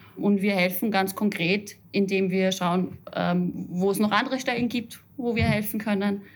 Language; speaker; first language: German; native; German